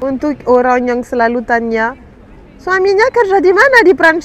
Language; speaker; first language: Indonesian; non-native, learner; Arabic